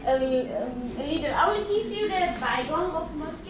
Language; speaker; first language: English; non-native, learner; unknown